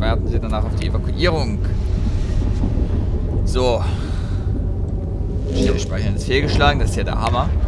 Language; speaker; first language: German; native; German